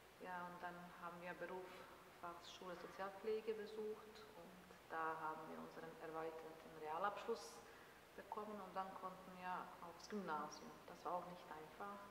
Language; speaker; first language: German; non-native, fluent; Bosnian